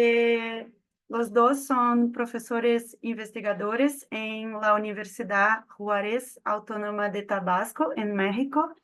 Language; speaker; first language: Spanish; non-native, fluent; Portuguese